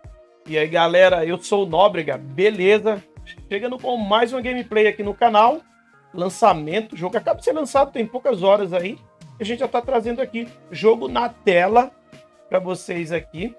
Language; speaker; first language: Portuguese; native; Portuguese